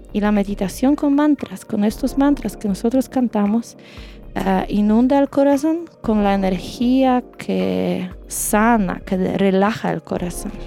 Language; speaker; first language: Spanish; non-native, fluent; Polish